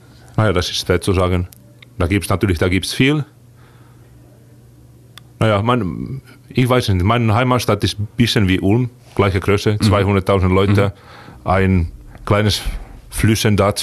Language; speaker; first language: German; non-native, fluent; Finnish